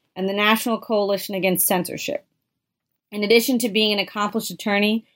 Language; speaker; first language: English; native; English